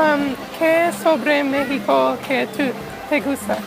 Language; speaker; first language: Spanish; non-native, learner; English